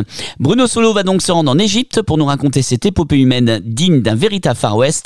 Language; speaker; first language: French; native; French